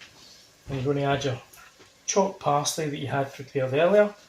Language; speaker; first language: English; native; English